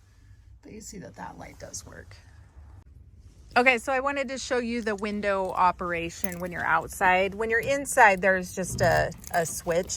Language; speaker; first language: English; native; English